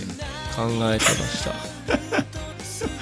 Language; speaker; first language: Japanese; native; Japanese